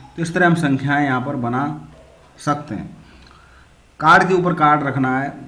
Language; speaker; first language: Hindi; native; Hindi